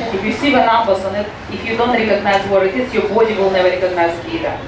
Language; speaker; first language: English; non-native, fluent; Russian